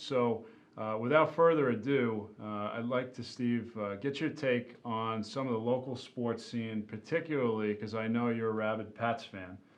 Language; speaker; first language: English; native; English